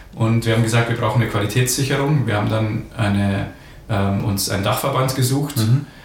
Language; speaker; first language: German; native; German